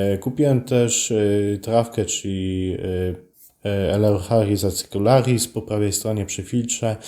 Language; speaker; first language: Polish; native; Polish